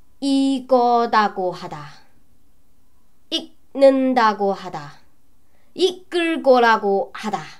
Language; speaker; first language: Korean; non-native, learner; Chinese